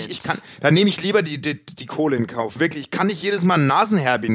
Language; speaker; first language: German; native; German